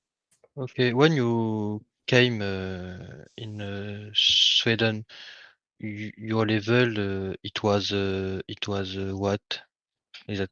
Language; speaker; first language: English; non-native, learner; French